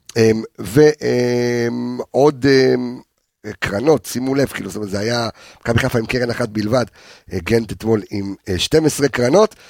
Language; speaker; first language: Hebrew; native; Hebrew